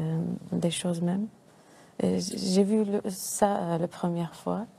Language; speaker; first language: French; non-native, learner; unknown